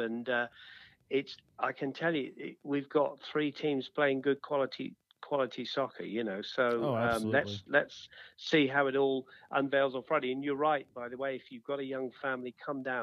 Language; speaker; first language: English; native; English